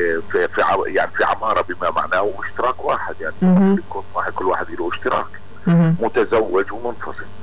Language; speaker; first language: Arabic; native; Arabic